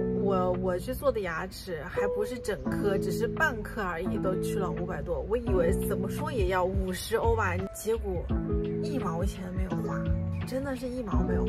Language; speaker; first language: Chinese; native; Chinese